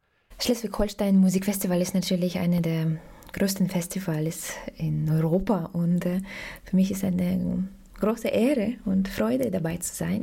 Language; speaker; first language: German; non-native, fluent; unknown